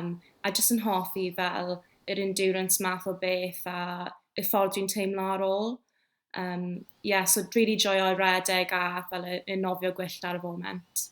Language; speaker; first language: Welsh; non-native, local second language; English